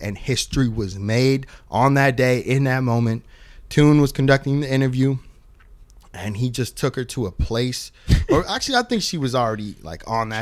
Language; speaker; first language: English; native; English